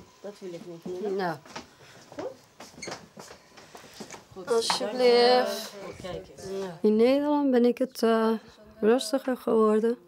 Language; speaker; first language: Dutch; non-native, fluent; Persian